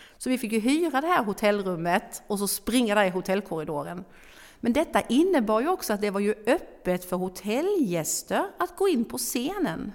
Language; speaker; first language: Swedish; native; Swedish